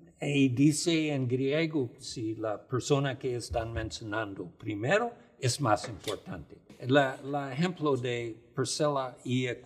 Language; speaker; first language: Spanish; non-native, fluent; English